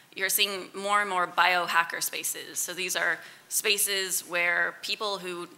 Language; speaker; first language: English; native; English